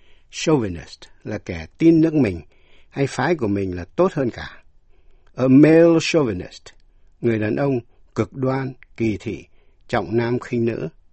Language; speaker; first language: Vietnamese; native; Vietnamese